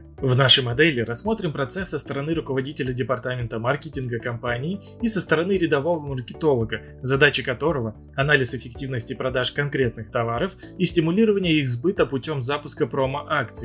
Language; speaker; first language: Russian; native; Russian